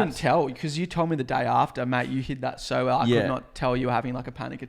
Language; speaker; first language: English; native; English